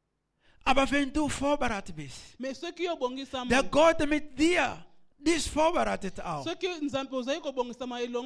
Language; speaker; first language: German; non-native, learner; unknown